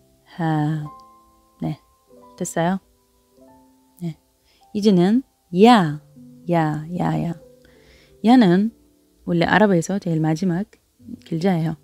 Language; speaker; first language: Korean; non-native, learner; Arabic